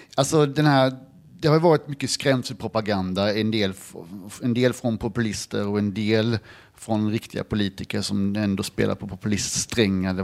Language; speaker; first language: Swedish; native; Swedish